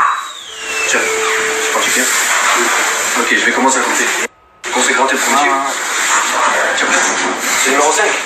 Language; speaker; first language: French; native; French